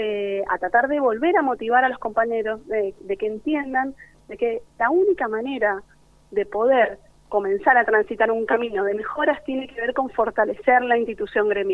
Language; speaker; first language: Spanish; native; Spanish